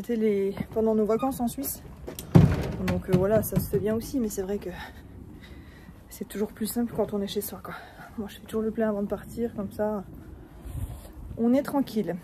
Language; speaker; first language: French; native; French